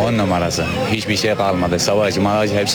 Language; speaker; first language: Turkish; non-native, learner; Arabic